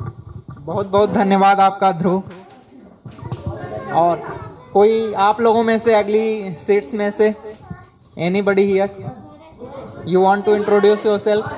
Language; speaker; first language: Hindi; native; Hindi